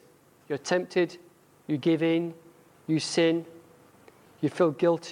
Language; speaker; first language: English; native; English